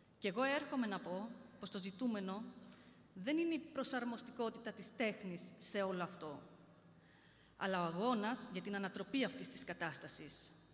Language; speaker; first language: Greek; early bilingual, heritage; Greek